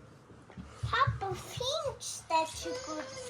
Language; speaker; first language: Japanese; early bilingual, heritage; Japanese